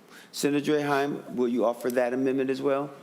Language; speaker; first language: English; native; English